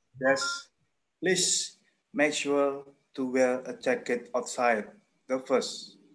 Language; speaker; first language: English; non-native, learner; Indonesian